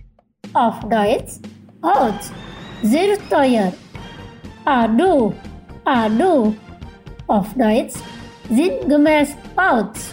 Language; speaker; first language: German; non-native, fluent; Indonesian